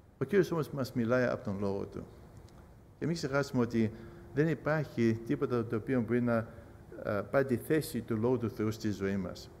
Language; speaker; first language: Greek; early bilingual, heritage; Greek